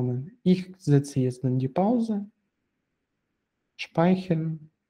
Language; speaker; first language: German; non-native, fluent; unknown